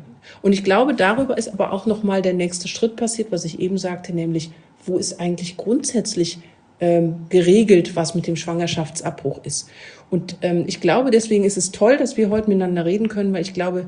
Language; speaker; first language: German; native; German